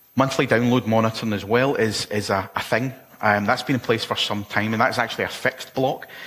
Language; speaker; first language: English; native; English